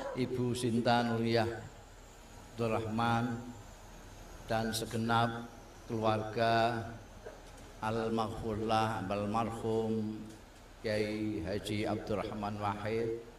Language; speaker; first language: Indonesian; non-native, local second language; Javanese